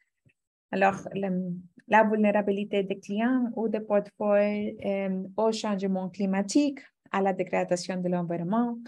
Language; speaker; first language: French; non-native, fluent; Spanish